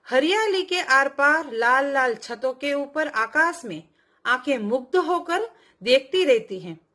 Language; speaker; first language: Hindi; non-native, local second language; Gujarati